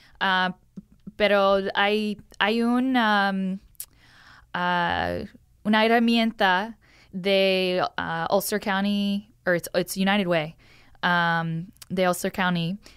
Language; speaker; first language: Spanish; non-native, learner; English